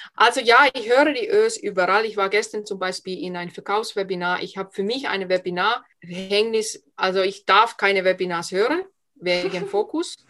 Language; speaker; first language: German; non-native, fluent; Finnish